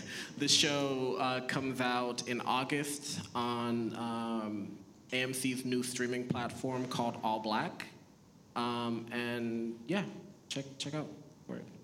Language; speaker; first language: English; early bilingual, other home language; Haitian Creole